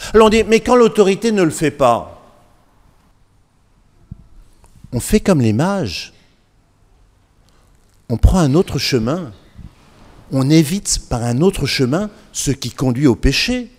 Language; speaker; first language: French; native; French